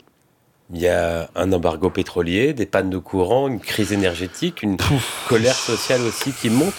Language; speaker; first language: French; native; French